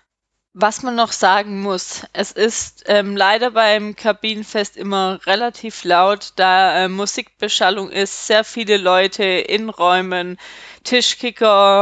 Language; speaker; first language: German; native; German